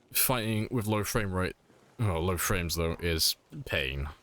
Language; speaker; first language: English; native; English